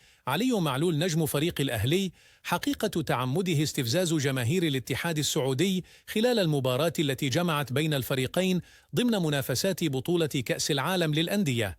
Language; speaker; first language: Arabic; native; Arabic